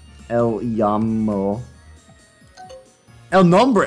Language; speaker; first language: Spanish; non-native, learner; English